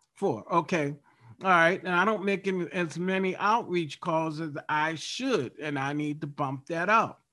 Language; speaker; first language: English; native; English